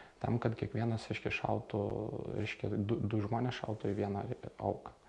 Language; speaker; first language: Lithuanian; native; Lithuanian